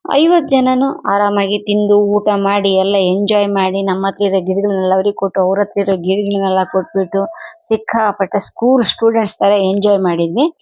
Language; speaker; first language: Kannada; non-native, local second language; Telugu